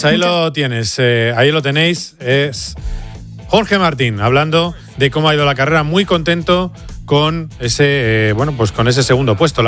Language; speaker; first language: Spanish; native; Spanish